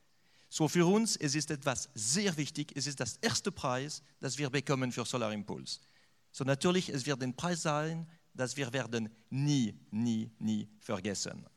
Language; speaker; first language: German; non-native, fluent; French